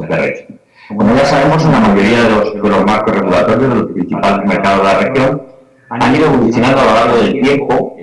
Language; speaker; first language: Spanish; native; Spanish